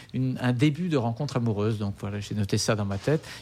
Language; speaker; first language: French; native; French